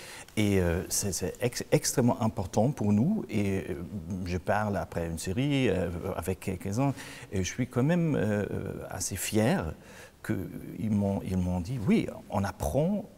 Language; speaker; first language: French; non-native, fluent; German